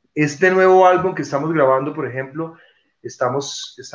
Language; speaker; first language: Spanish; native; Spanish